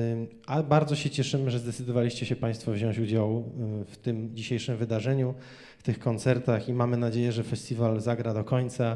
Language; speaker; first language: Polish; native; Polish